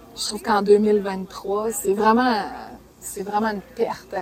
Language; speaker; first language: French; native; French